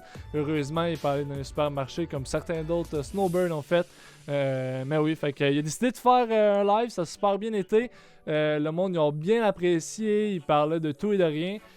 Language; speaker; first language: French; native; French